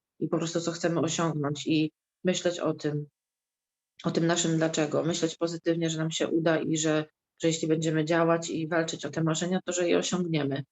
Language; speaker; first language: Polish; native; Polish